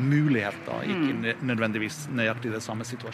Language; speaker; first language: Norwegian; non-native, fluent; English